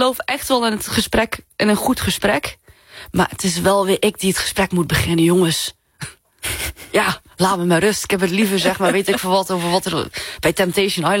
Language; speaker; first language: Dutch; non-native, local second language; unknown